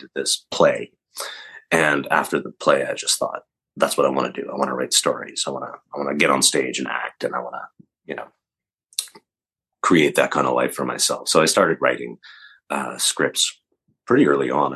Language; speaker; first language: English; native; English